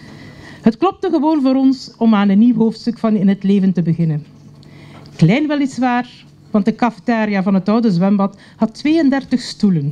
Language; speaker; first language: Dutch; native; Dutch